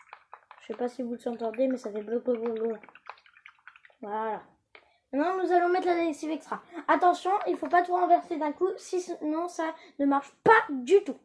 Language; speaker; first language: French; native; French